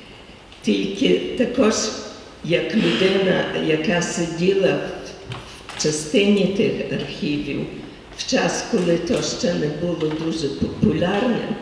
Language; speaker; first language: Ukrainian; early bilingual, heritage; Ukrainian